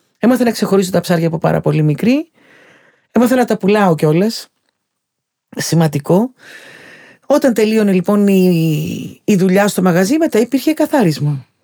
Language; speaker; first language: Greek; native; Greek